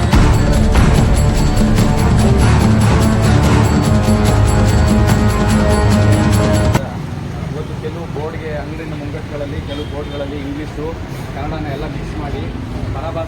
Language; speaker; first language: Kannada; native; Kannada